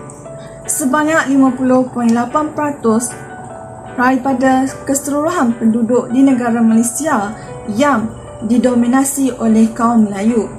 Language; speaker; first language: Malay; native; Malay